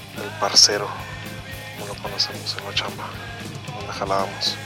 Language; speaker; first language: Spanish; native; Spanish